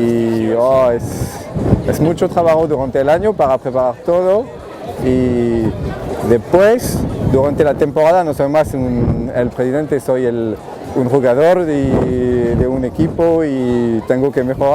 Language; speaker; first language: Spanish; non-native, fluent; French